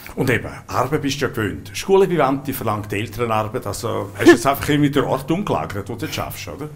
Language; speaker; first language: German; native; German